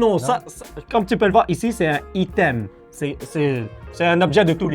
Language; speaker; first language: French; native; French